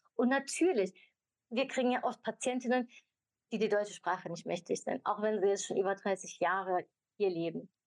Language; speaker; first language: German; early bilingual, other home language; Albanian